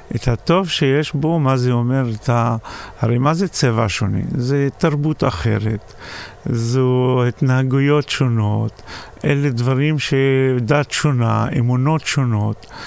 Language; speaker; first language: Hebrew; non-native, local second language; Arabic